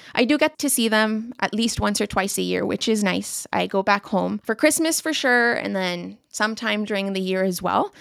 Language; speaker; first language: English; non-native, local second language; Spanish